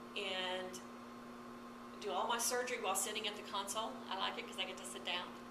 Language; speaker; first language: English; native; English